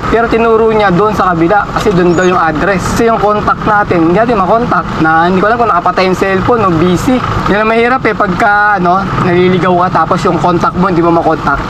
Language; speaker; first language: Filipino; native; Filipino